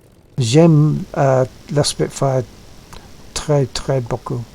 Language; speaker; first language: French; non-native, learner; English